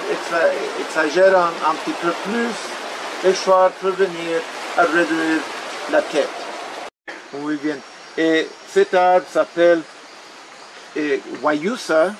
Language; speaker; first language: French; non-native, fluent; Spanish